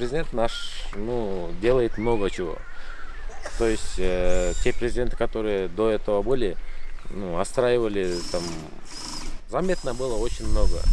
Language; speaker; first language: Russian; non-native, local second language; Kyrgyz